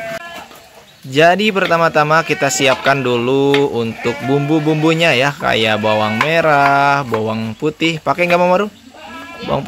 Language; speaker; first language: Indonesian; non-native, local second language; Sundanese